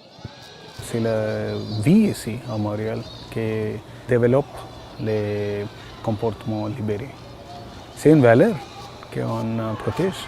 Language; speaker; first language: French; non-native, learner; Tamil